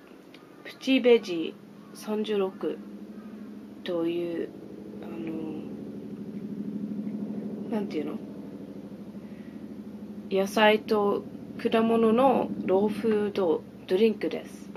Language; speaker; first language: Japanese; non-native, fluent; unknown